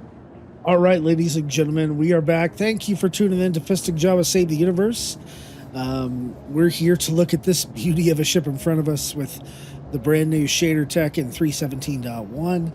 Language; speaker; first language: English; native; English